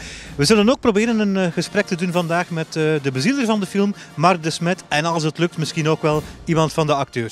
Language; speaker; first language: Dutch; native; Dutch